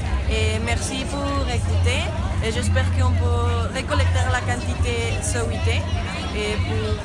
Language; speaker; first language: French; non-native, learner; Spanish